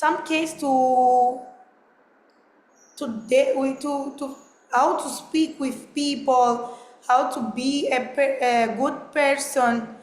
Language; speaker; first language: English; non-native, learner; Portuguese